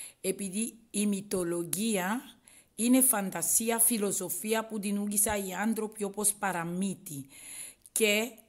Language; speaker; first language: Greek; non-native, learner; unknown